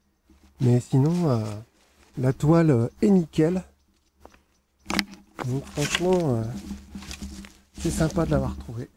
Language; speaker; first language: French; native; French